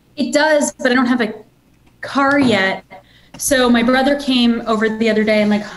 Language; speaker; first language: English; native; English